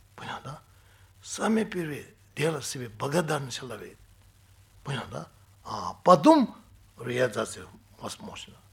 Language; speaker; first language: Russian; non-native, learner; Tibetan